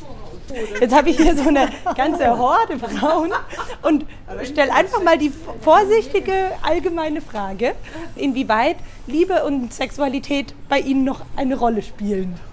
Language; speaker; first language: German; native; German